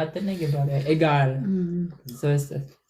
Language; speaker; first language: German; non-native, learner; Cebuano